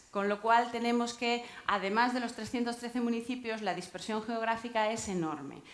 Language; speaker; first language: Spanish; native; Spanish